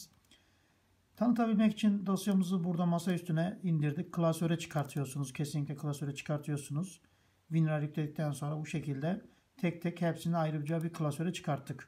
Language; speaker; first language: Turkish; native; Turkish